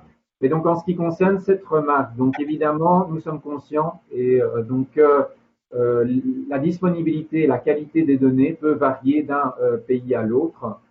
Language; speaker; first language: French; native; French